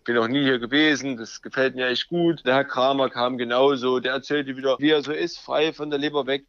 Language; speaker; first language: German; native; German